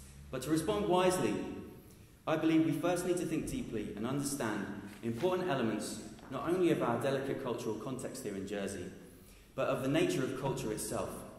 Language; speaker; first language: English; native; English